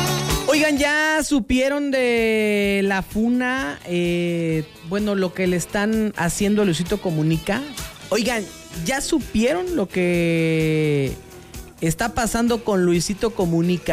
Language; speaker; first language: Spanish; native; Spanish